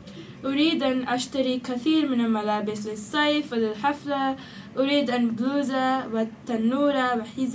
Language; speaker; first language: Arabic; non-native, learner; English